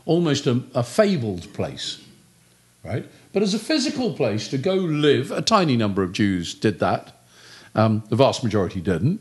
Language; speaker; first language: English; native; English